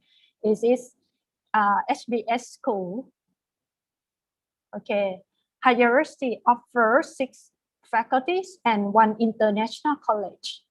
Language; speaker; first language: English; non-native, fluent; Thai